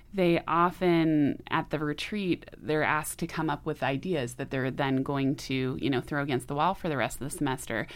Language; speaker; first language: English; native; English